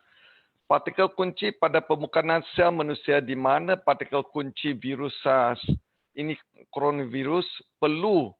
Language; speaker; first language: Indonesian; non-native, learner; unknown